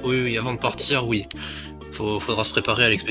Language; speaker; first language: French; native; French